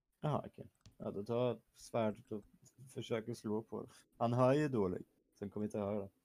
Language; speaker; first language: Swedish; non-native, fluent; German